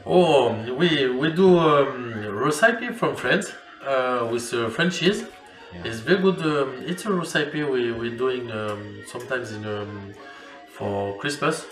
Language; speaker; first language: English; non-native, learner; French